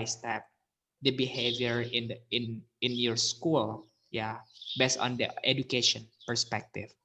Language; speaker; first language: English; non-native, fluent; Indonesian